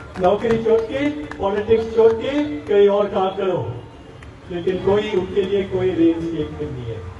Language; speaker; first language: Hindi; non-native, local second language; Marathi